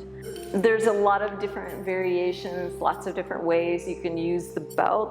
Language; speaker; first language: English; native; English